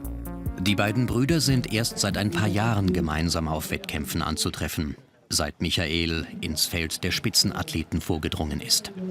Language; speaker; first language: German; native; German